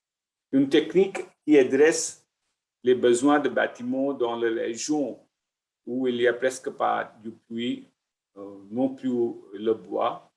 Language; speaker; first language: French; non-native, learner; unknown